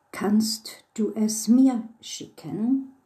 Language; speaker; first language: German; non-native, fluent; English